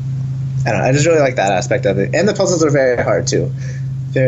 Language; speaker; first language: English; native; English